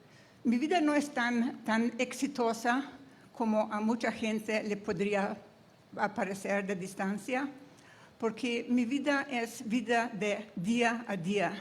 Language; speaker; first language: Spanish; non-native, fluent; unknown